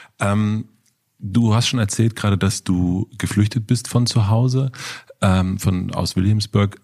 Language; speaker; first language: German; native; German